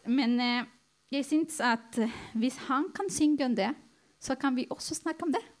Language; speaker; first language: Norwegian; non-native, fluent; Spanish